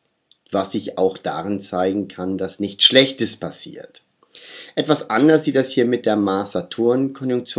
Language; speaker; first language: German; native; German